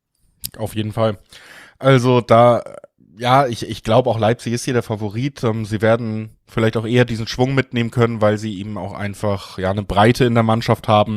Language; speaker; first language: German; native; German